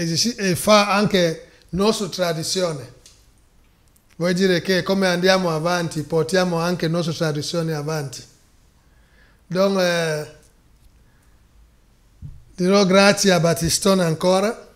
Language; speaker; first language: Italian; non-native, fluent; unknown